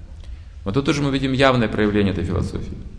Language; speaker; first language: Russian; native; Russian